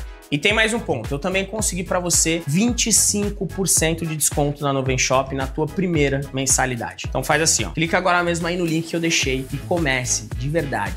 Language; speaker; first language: Portuguese; native; Portuguese